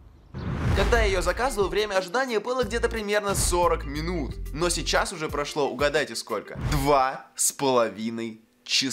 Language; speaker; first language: Russian; native; Russian